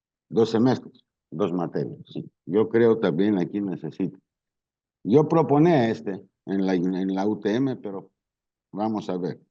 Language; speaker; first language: Spanish; non-native, learner; Greek